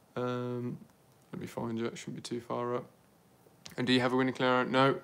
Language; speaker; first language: English; native; English